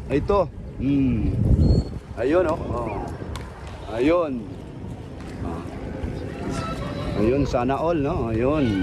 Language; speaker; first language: Filipino; non-native, local second language; Cebuano